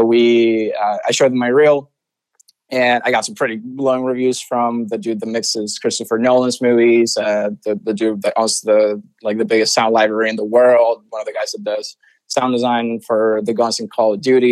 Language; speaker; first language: English; non-native, fluent; Spanish